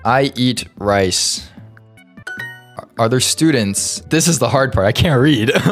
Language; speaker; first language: English; early bilingual, other home language; Chinese